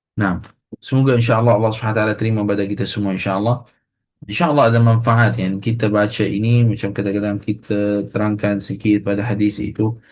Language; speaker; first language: Malay; non-native, fluent; Arabic